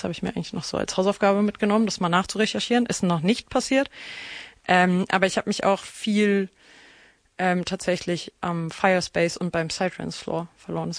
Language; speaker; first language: German; native; German